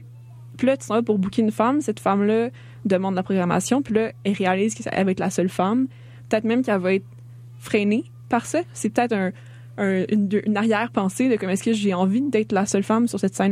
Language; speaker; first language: French; native; French